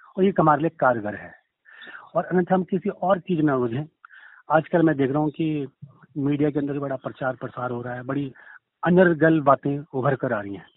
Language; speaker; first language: Hindi; native; Hindi